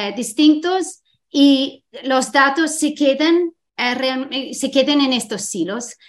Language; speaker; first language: Spanish; non-native, fluent; English